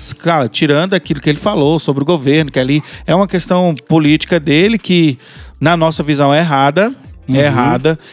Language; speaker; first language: Portuguese; native; Portuguese